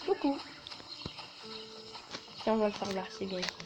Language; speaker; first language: French; native; French